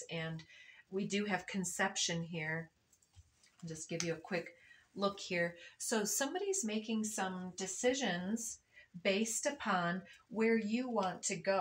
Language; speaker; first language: English; native; English